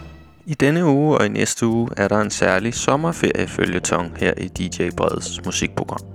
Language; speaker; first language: Danish; native; Danish